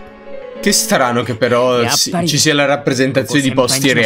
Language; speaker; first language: Italian; native; Italian